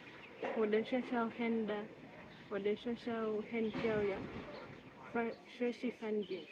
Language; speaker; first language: Chinese; non-native, learner; Swahili